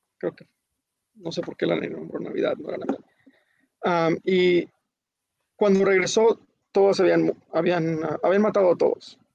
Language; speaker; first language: Spanish; early bilingual, heritage; Spanish